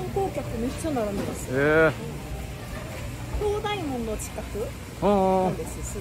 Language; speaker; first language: Japanese; non-native, fluent; Korean